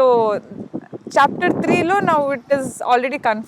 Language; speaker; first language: Telugu; non-native, local second language; Kannada